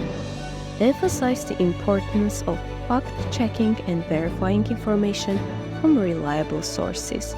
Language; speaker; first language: English; non-native, fluent; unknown